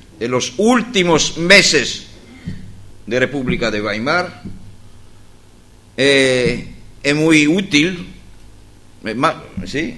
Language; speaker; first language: Spanish; non-native, fluent; Greek